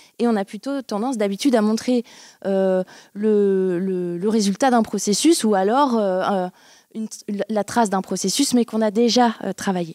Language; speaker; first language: French; native; French